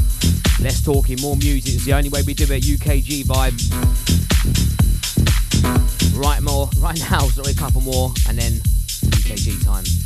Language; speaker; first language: English; native; English